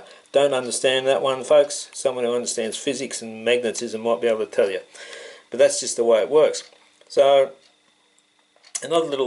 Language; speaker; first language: English; native; English